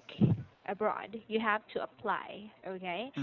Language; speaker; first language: English; non-native, local second language; Filipino